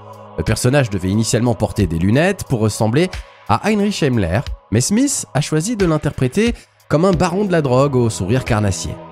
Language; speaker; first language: French; native; French